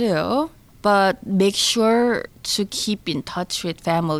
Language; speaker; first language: English; non-native, fluent; Korean